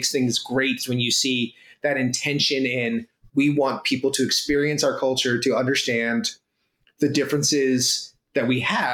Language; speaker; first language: English; native; English